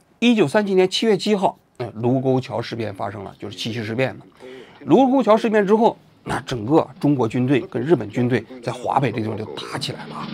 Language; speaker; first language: Chinese; native; Chinese